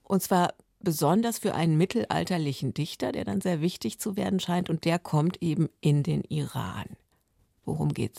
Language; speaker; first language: German; native; German